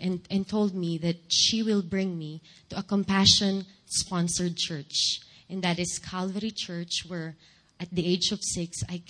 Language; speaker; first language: English; non-native, local second language; Filipino